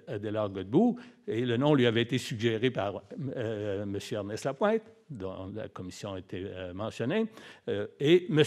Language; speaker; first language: French; native; French